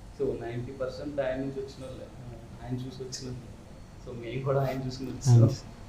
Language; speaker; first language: Telugu; native; Telugu